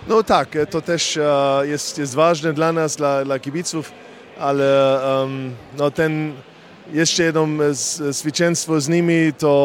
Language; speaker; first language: Polish; non-native, fluent; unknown